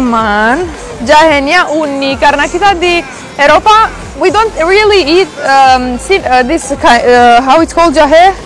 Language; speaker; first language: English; non-native, fluent; Romanian